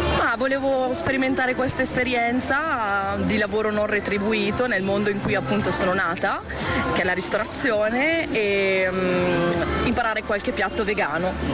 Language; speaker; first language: Italian; non-native, fluent; Portuguese